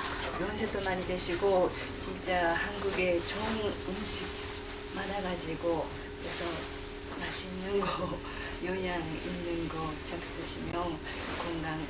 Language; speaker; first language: Korean; non-native, fluent; Japanese